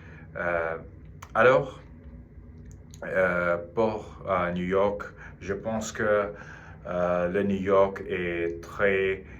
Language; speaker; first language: French; non-native, learner; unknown